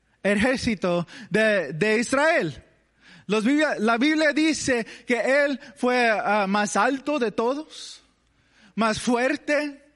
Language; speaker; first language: Spanish; early bilingual, heritage; English